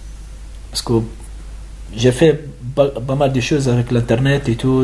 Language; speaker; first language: French; non-native, learner; Arabic